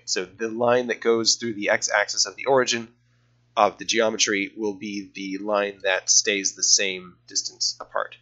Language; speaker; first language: English; native; English